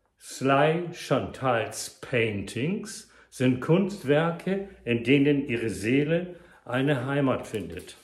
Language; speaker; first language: German; native; German